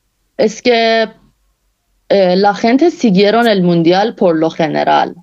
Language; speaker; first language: Spanish; non-native, fluent; Persian